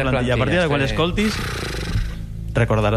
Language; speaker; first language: Catalan; native; Catalan